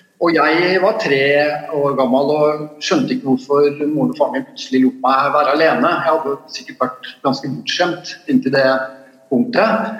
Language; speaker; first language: Norwegian; native; Norwegian